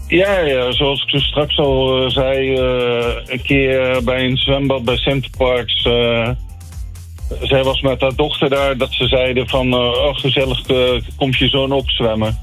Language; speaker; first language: Dutch; native; Dutch